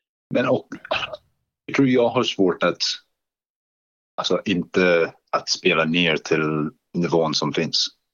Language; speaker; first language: Swedish; non-native, fluent; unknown